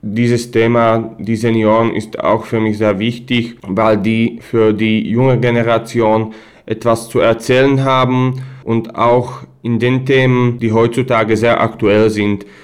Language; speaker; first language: German; non-native, fluent; Slovak